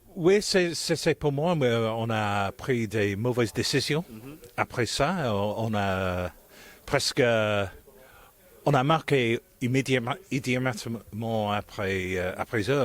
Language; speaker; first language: French; non-native, fluent; English